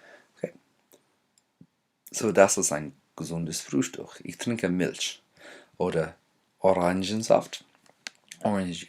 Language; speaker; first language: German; non-native, fluent; English